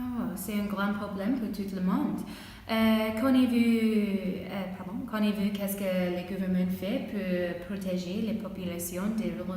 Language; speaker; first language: French; non-native, learner; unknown